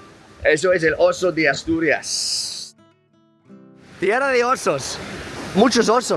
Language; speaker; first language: Spanish; non-native, learner; English